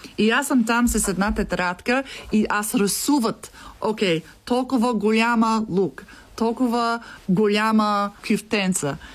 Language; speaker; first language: Bulgarian; non-native, learner; English